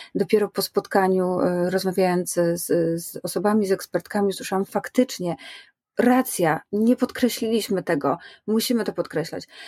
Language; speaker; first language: Polish; native; Polish